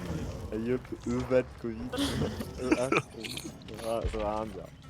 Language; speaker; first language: French; native; French